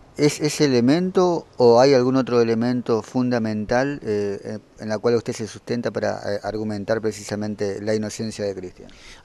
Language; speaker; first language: Spanish; native; Spanish